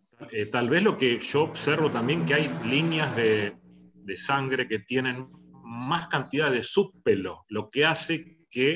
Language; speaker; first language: Spanish; native; Spanish